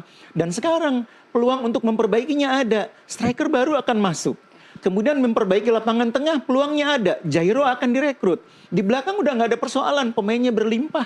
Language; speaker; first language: Indonesian; native; Indonesian